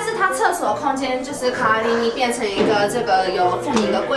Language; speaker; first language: Chinese; native; Chinese